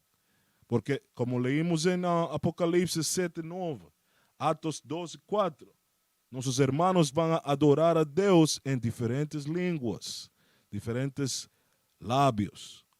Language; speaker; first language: Portuguese; non-native, fluent; Spanish